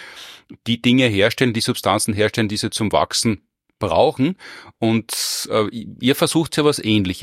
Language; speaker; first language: German; native; German